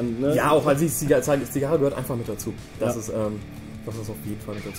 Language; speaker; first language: German; native; German